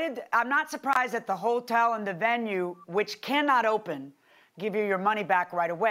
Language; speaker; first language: English; native; English